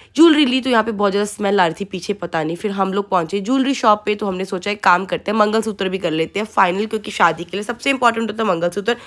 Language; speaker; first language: Hindi; native; Hindi